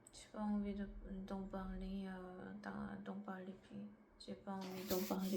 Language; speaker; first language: French; non-native, learner; Korean